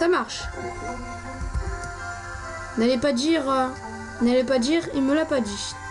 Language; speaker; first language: French; native; French